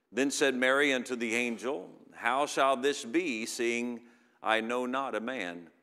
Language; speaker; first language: English; native; English